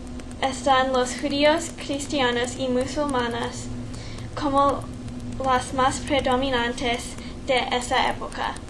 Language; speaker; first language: Spanish; non-native, learner; English